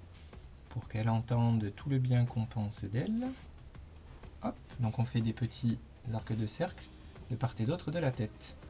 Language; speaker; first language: French; native; French